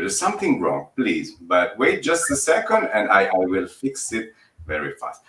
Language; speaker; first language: English; non-native, fluent; Italian